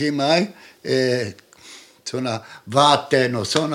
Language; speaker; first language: Swedish; non-native, learner; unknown